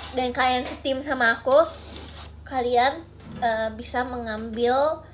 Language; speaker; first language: Indonesian; native; Indonesian